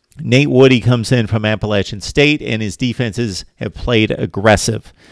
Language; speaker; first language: English; native; English